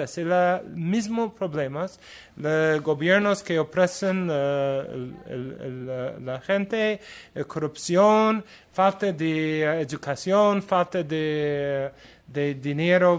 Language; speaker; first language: Spanish; non-native, learner; English